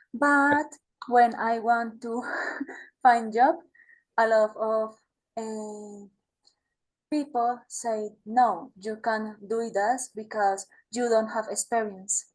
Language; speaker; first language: English; non-native, learner; Spanish